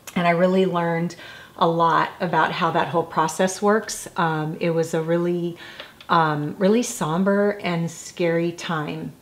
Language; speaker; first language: English; native; English